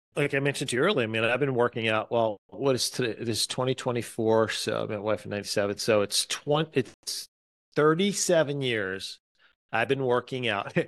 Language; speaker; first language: English; native; English